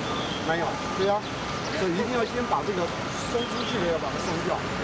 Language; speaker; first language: Chinese; native; Chinese